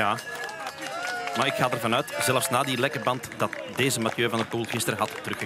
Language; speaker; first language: Dutch; native; Dutch